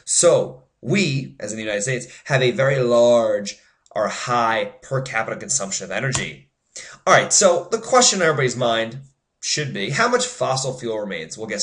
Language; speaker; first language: English; native; English